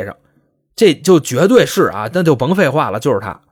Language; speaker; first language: Chinese; native; Chinese